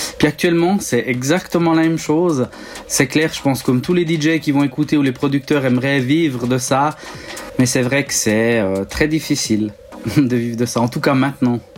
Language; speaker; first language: French; non-native, local second language; Italian